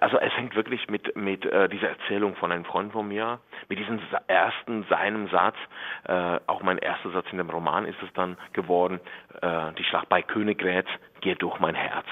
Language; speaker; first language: German; non-native, fluent; Czech